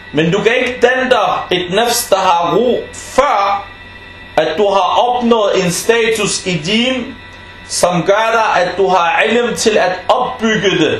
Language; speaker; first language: Danish; early bilingual, other home language; Arabic